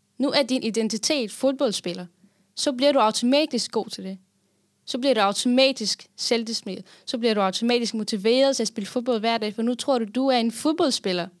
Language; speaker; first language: Danish; non-native, fluent; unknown